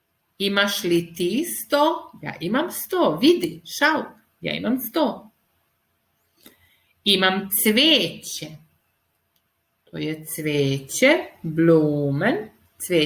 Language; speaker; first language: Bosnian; early bilingual, heritage; Serbian